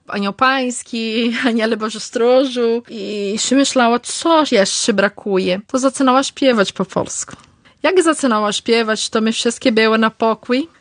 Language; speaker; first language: Polish; early bilingual, heritage; Polish